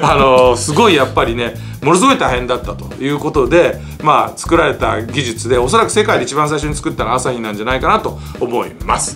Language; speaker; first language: Japanese; native; Japanese